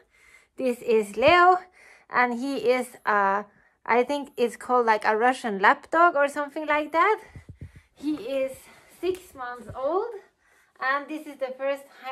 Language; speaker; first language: English; non-native, fluent; Norwegian